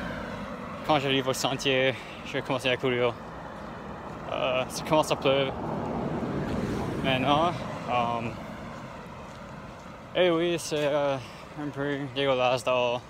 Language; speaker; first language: French; non-native, learner; English